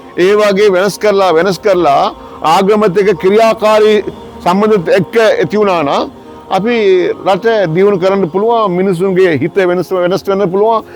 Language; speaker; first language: Sinhala; non-native, local second language; Tamil